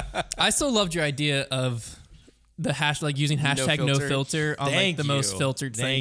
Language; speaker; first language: English; native; English